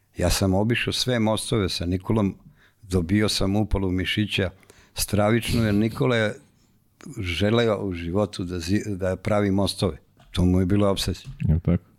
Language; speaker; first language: Serbian; native; Serbian